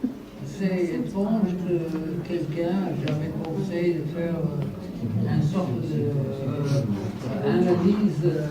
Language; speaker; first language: French; non-native, fluent; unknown